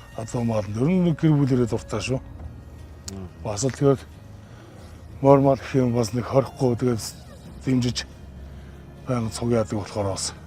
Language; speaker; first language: Mongolian; native; Mongolian